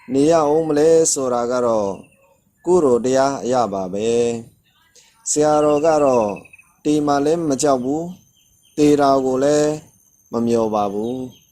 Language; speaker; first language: Burmese; non-native, local second language; Shan